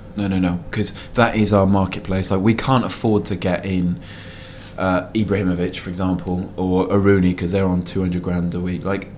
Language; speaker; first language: English; native; English